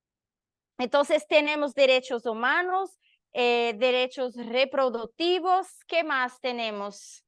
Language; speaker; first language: Spanish; non-native, learner; Portuguese